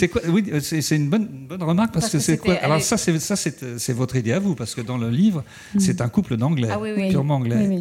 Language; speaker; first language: French; native; French